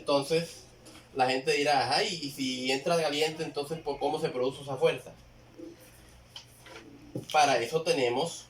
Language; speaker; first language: Spanish; native; Spanish